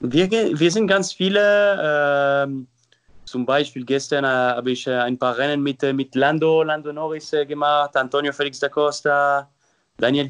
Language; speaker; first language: German; non-native, local second language; French